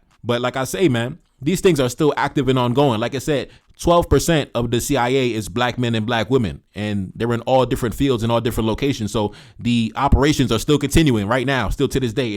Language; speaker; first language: English; native; English